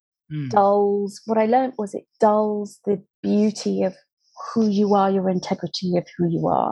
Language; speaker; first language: English; native; English